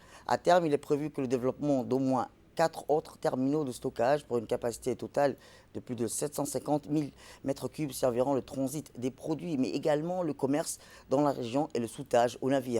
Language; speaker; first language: French; native; French